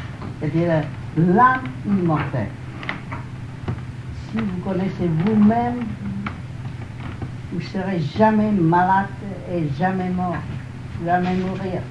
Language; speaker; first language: French; non-native, learner; Vietnamese